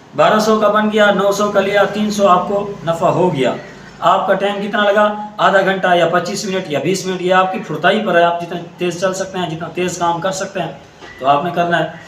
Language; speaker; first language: Urdu; non-native, local second language; Saraiki